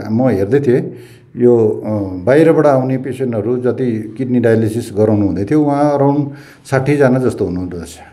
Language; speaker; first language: Nepali; native; Nepali